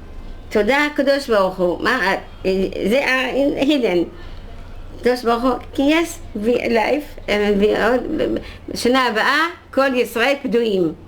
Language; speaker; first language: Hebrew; non-native, fluent; Dutch